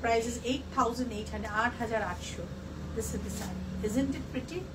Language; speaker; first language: English; non-native, local second language; Bangla